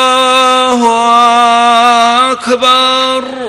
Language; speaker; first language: Arabic; native; Arabic